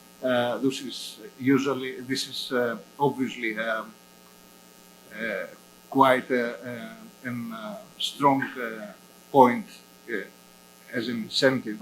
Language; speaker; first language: English; non-native, fluent; Greek